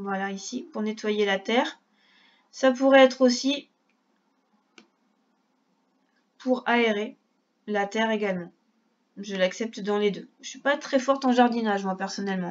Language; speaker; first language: French; native; French